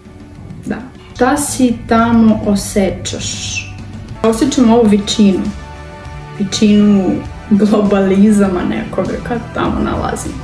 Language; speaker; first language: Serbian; non-native, learner; Russian